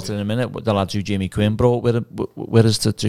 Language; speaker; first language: English; native; English